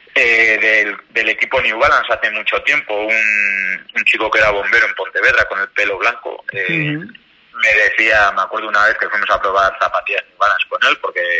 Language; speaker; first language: Spanish; native; Spanish